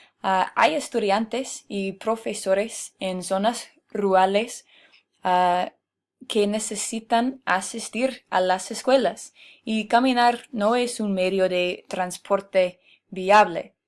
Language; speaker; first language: Spanish; non-native, fluent; English